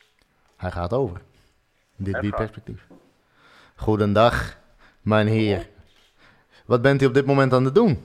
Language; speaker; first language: Dutch; native; Dutch